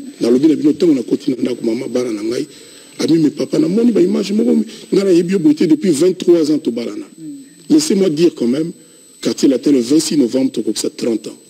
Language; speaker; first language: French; non-native, local second language; Lingala